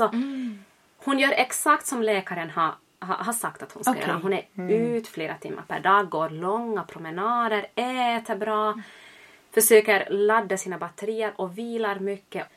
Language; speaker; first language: Swedish; native; Swedish